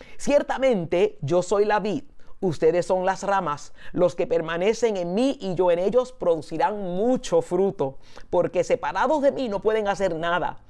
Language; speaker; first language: Spanish; early bilingual, heritage; Spanish